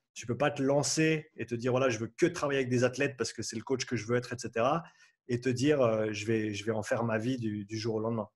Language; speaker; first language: French; native; French